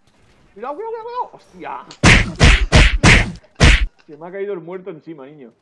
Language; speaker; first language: Spanish; native; Spanish